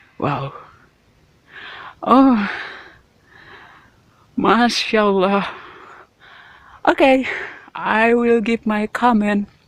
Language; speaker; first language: English; non-native, learner; Indonesian